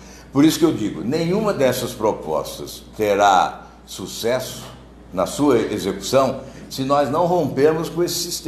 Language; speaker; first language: Portuguese; native; Portuguese